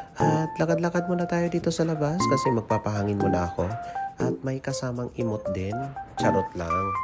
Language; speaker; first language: Filipino; non-native, local second language; Maranao